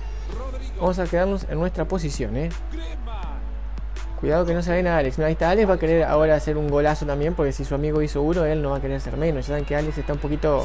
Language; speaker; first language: Spanish; native; Spanish